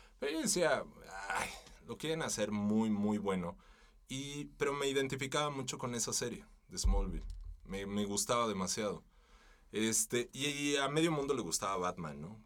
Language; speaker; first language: Spanish; native; Spanish